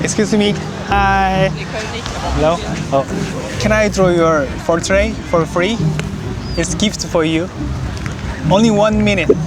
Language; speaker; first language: English; non-native, learner; Korean